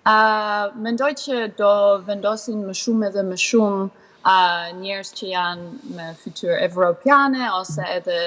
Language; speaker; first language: Albanian; early bilingual, heritage; Albanian